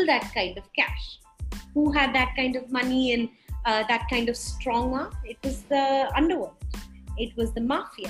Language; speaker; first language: English; non-native, local second language; Hindi